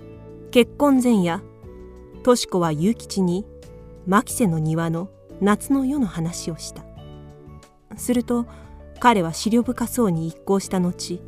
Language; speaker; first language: Japanese; native; Japanese